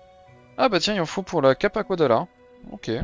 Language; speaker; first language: French; native; French